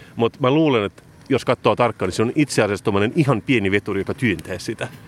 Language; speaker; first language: Finnish; native; Finnish